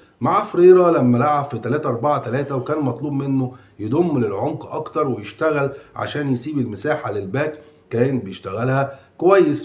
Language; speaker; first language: Arabic; native; Arabic